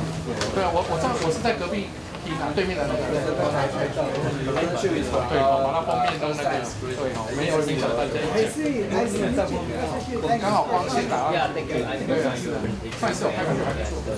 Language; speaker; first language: Chinese; native; Chinese